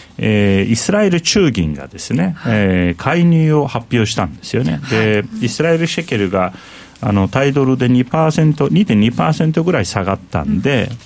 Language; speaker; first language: Japanese; non-native, fluent; Turkish